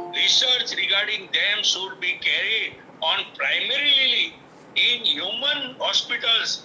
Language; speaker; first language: English; non-native, local second language; Gujarati